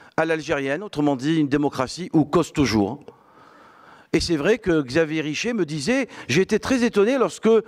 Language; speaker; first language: French; non-native, local second language; Arabic